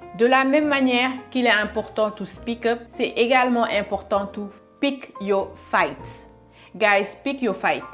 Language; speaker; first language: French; non-native, local second language; Wolof